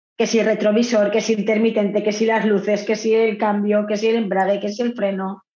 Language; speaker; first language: Spanish; native; Spanish